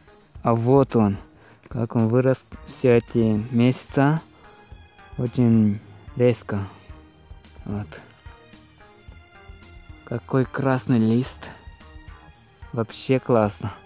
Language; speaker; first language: Russian; non-native, fluent; Romanian